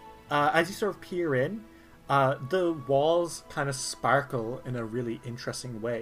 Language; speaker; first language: English; native; English